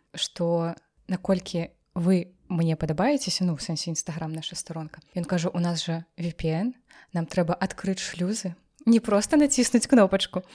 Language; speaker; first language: Belarusian; non-native, local second language; Russian